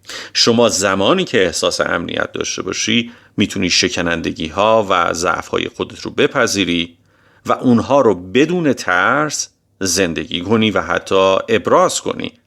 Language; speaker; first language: Persian; native; Persian